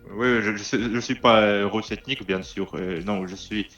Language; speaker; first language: French; non-native, learner; Russian